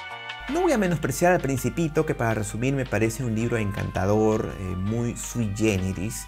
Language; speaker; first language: Spanish; native; Spanish